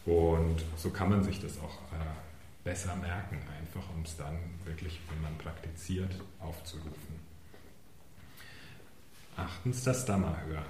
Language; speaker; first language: German; native; German